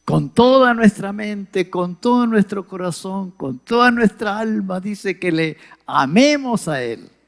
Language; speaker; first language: Spanish; native; Spanish